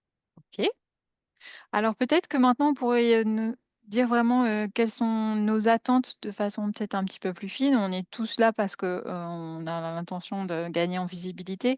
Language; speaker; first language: French; native; French